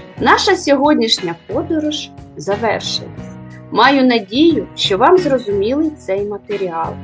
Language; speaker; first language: Ukrainian; native; Ukrainian